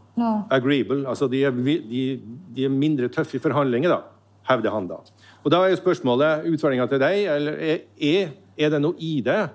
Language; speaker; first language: Norwegian; native; Norwegian